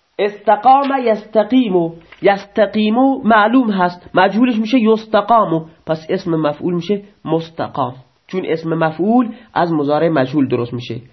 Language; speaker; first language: Persian; non-native, local second language; Baluchi